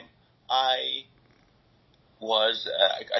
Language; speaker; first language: English; native; English